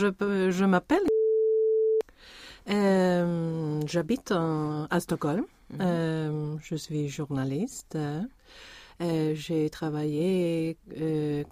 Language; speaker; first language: French; non-native, learner; Swedish